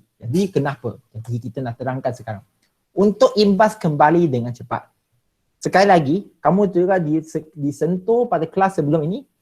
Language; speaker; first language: Malay; non-native, local second language; Chinese